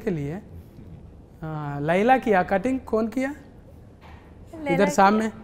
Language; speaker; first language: Hindi; non-native, local second language; Telugu